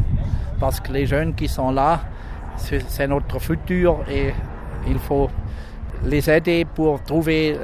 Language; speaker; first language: French; non-native, local second language; German